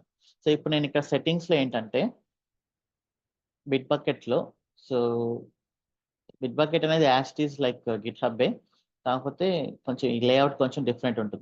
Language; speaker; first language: Telugu; native; Telugu